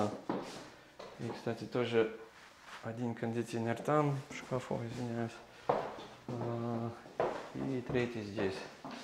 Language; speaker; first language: Russian; non-native, learner; English